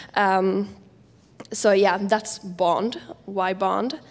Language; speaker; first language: English; non-native, fluent; Swedish